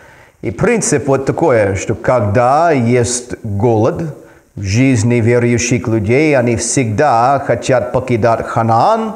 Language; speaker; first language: Russian; non-native, fluent; English